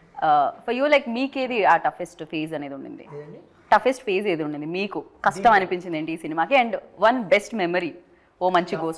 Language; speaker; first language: Telugu; native; Telugu